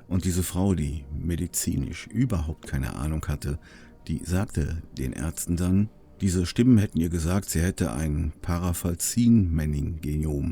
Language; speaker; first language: German; native; German